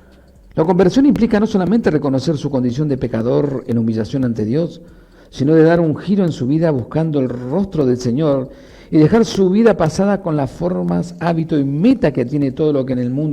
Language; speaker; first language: Spanish; native; Spanish